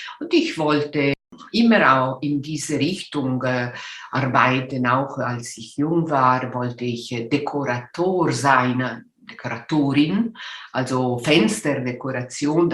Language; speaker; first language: German; non-native, local second language; Italian